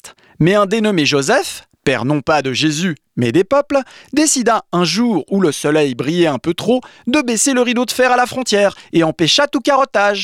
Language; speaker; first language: French; native; French